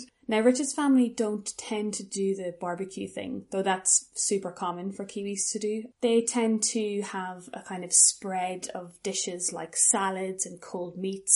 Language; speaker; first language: English; native; English